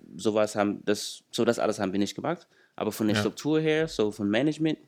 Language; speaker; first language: German; non-native, fluent; English